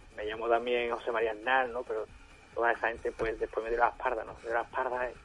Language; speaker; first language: Spanish; non-native, fluent; German